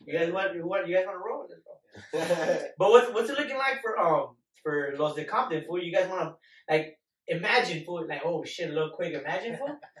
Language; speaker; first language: English; early bilingual, other home language; Spanish